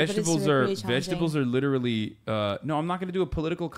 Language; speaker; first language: English; native; English